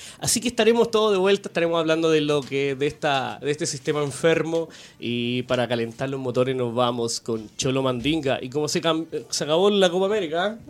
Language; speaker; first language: Spanish; native; Spanish